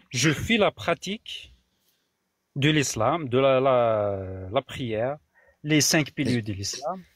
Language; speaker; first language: French; non-native, local second language; Kabyle